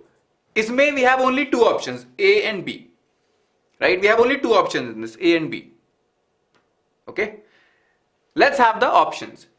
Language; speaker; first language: English; non-native, local second language; Hindi